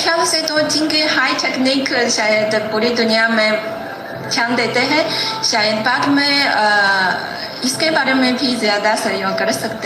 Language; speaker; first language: Hindi; non-native, fluent; Chinese